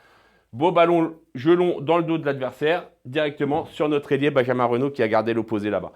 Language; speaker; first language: French; native; French